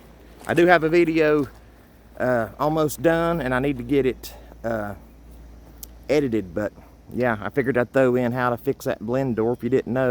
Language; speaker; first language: English; native; English